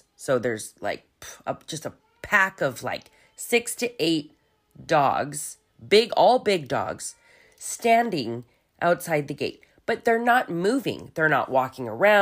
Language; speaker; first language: English; native; English